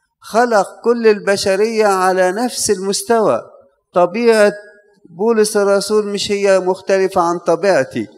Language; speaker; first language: Arabic; native; Arabic